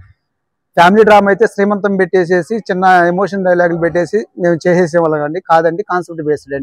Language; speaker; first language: Telugu; native; Telugu